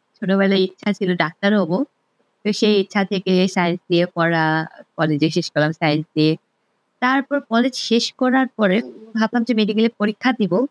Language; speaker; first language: Bangla; non-native, local second language; Garo